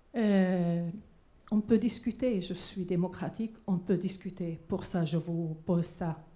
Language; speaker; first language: French; non-native, fluent; Arabic